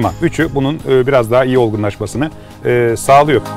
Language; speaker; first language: Turkish; native; Turkish